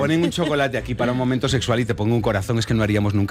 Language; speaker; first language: Spanish; native; Spanish